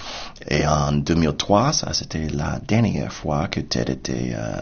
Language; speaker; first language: French; non-native, fluent; English